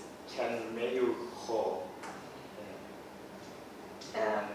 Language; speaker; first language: English; non-native, learner; Thai